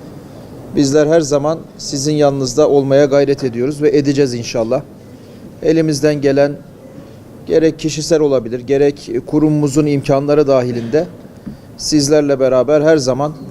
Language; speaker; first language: Turkish; native; Turkish